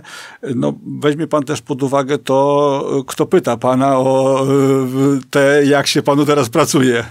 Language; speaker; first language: Polish; native; Polish